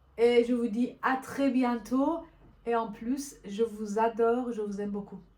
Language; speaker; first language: French; non-native, fluent; Persian